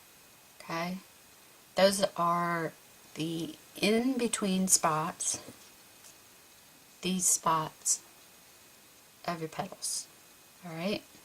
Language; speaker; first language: English; native; English